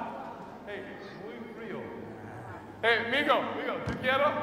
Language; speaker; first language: Spanish; non-native, learner; English